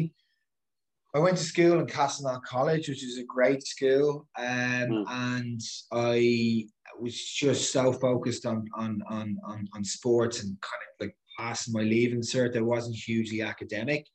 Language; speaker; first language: English; native; English